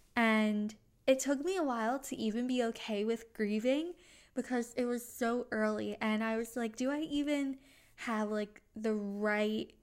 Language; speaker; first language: English; native; English